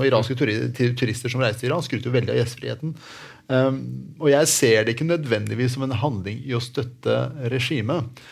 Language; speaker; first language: Norwegian; early bilingual, other home language; Persian